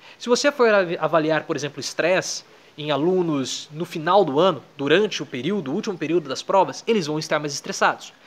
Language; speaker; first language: Portuguese; native; Portuguese